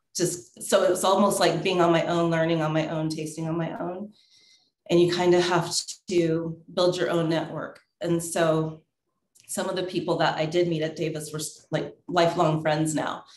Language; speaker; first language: English; native; English